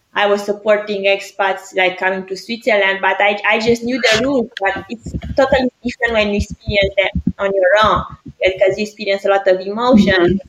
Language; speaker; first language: English; non-native, fluent; Greek